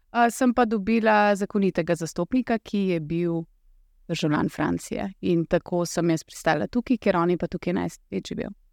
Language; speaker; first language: Slovenian; early bilingual, other home language; Russian